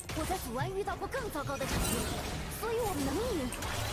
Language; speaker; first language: Chinese; native; Chinese